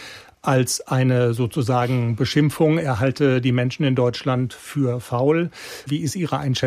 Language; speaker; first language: German; native; German